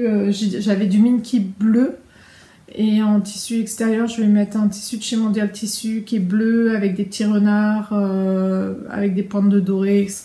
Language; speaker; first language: French; native; French